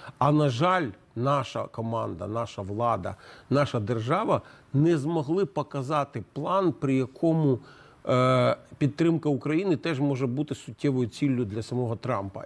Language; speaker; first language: Ukrainian; native; Ukrainian